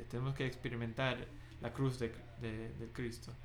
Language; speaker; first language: Spanish; non-native, fluent; English